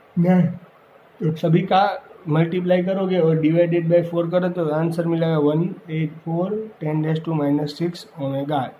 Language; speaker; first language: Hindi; non-native, local second language; Gujarati